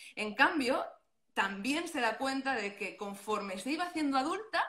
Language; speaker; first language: Spanish; non-native, local second language; Catalan